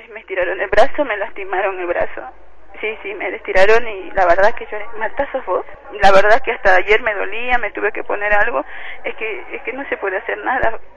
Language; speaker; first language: Spanish; native; Spanish